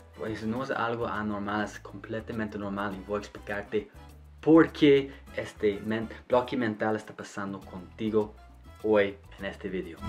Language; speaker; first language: Spanish; non-native, fluent; English